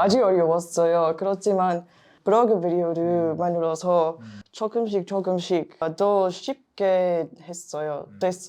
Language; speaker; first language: Korean; non-native, learner; English